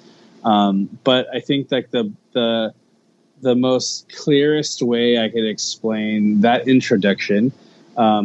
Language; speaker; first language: English; early bilingual, other home language; Filipino